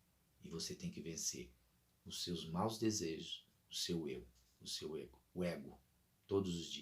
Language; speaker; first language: Portuguese; native; Portuguese